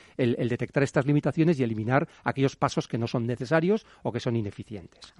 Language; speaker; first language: Spanish; native; Spanish